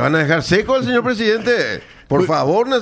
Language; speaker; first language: Spanish; native; Spanish